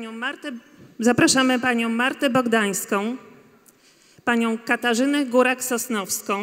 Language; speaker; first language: Polish; native; Polish